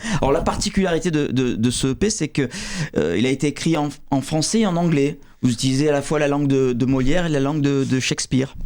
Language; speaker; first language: French; native; French